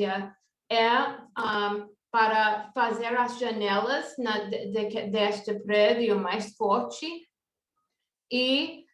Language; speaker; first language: Portuguese; non-native, fluent; English